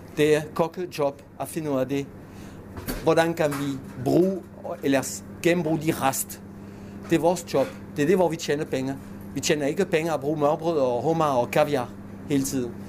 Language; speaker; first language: Danish; non-native, fluent; French